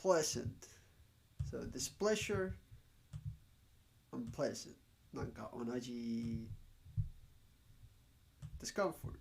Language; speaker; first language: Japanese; non-native, learner; Spanish